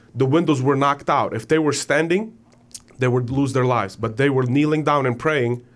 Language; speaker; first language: English; non-native, fluent; Ukrainian